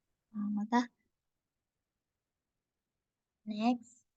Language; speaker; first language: Chinese; non-native, fluent; Indonesian